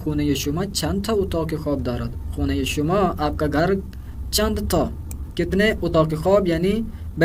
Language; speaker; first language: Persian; non-native, fluent; Urdu